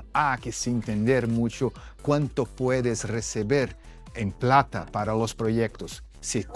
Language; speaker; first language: Spanish; non-native, fluent; Portuguese